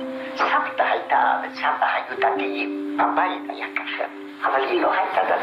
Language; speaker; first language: Hebrew; non-native, fluent; Polish